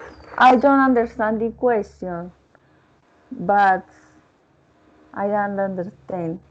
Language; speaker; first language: English; non-native, learner; Spanish